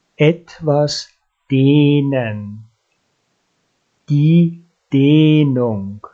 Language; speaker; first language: German; native; German